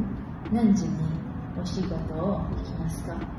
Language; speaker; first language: Japanese; non-native, learner; Malay